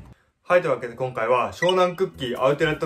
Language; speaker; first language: Japanese; native; Japanese